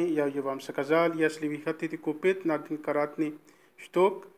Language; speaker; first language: Russian; non-native, learner; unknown